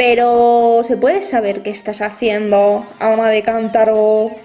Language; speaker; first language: Spanish; native; Spanish